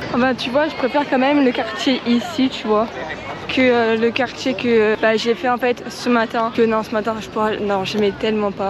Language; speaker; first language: French; native; French